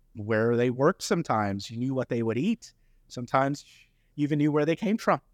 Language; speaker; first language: English; early bilingual, other home language; Hindi